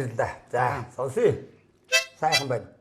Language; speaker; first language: Mongolian; native; Mongolian